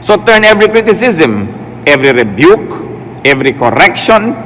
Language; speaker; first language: English; non-native, local second language; Filipino